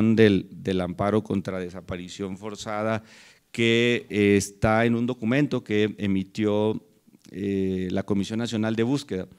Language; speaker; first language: Spanish; native; Spanish